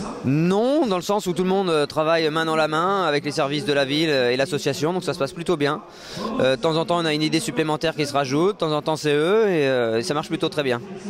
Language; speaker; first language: French; native; French